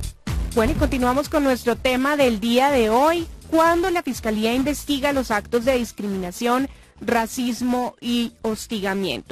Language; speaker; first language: Spanish; native; Spanish